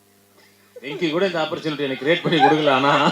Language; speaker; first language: Tamil; native; Tamil